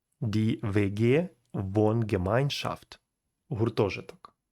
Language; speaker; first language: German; non-native, fluent; Ukrainian